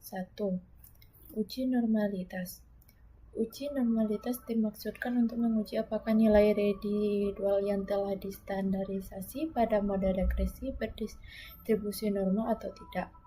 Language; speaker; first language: Indonesian; native; Indonesian